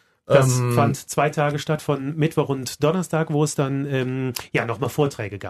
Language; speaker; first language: German; native; German